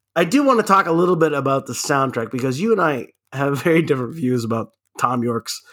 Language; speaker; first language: English; early bilingual, other home language; German